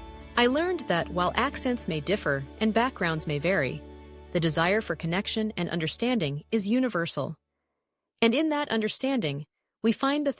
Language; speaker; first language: English; early bilingual, other home language; Russian